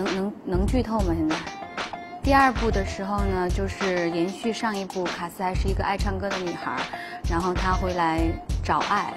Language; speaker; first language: Chinese; native; Chinese